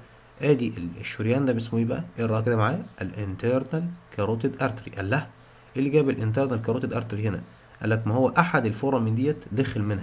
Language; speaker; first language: Arabic; native; Arabic